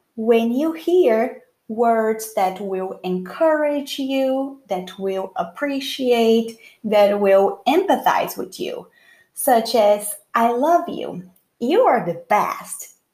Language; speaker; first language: English; non-native, fluent; Portuguese